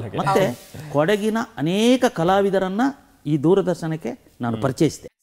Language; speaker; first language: Kannada; non-native, local second language; Kodava